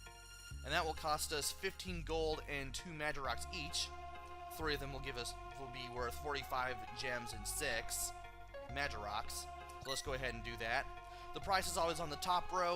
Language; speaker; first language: English; native; English